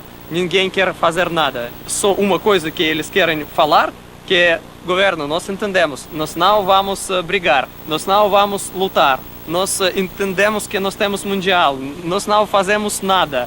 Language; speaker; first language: Portuguese; non-native, learner; Russian